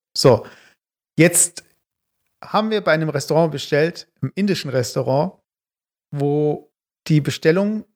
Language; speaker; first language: German; early bilingual, other home language; Turkish